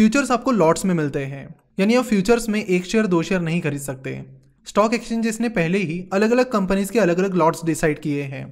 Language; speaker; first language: Hindi; non-native, local second language; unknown